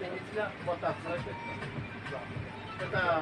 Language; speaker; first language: Russian; non-native, learner; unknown